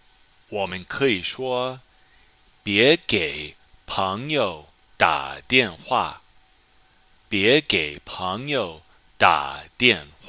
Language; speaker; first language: Chinese; non-native, fluent; English